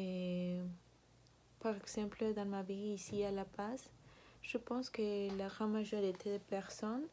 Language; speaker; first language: French; non-native, learner; Spanish